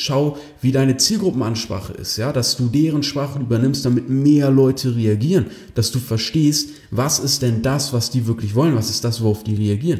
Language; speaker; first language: German; native; German